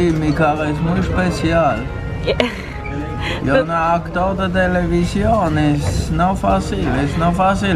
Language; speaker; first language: Spanish; non-native, learner; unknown